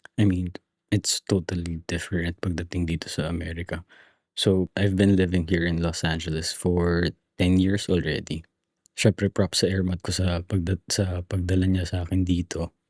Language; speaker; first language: Filipino; native; Filipino